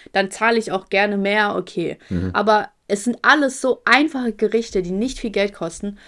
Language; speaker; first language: German; early bilingual, other home language; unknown